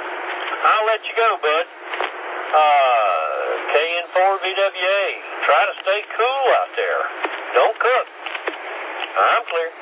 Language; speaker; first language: English; native; English